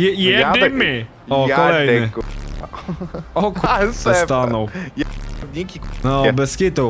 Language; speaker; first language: Polish; native; Polish